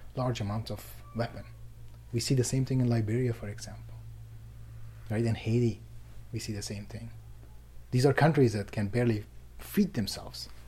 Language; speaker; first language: English; non-native, fluent; Persian